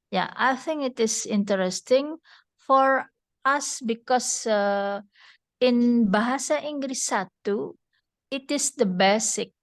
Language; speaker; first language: English; non-native, fluent; Indonesian